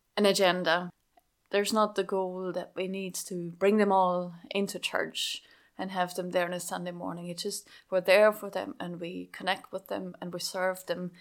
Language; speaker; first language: English; non-native, fluent; Swiss German